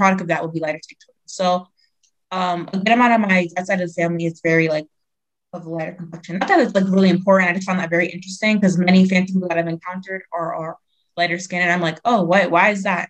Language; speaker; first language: English; native; English